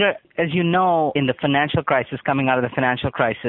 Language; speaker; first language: English; non-native, local second language; Urdu